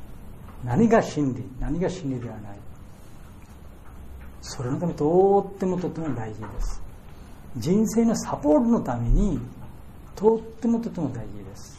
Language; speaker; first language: Japanese; non-native, fluent; Bangla